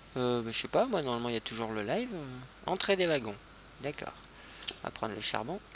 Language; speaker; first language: French; native; French